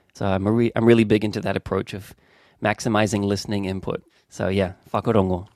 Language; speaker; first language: English; native; English